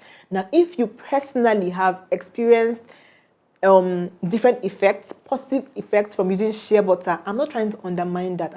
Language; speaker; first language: English; non-native, local second language; Igbo